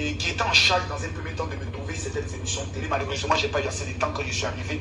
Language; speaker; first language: French; native; French